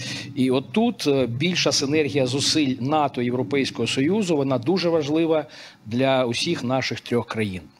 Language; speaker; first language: Ukrainian; native; Ukrainian